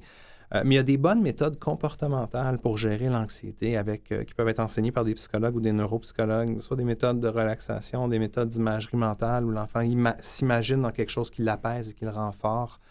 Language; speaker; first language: French; native; French